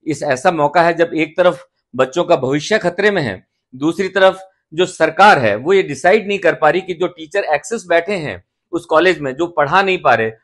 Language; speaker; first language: Hindi; native; Hindi